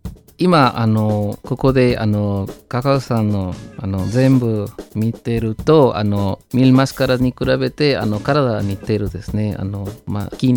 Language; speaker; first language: Japanese; non-native, learner; Spanish